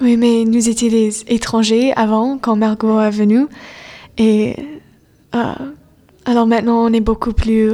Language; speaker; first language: French; non-native, fluent; English